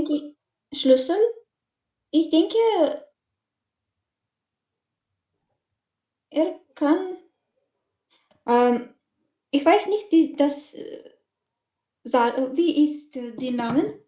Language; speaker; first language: German; non-native, learner; Macedonian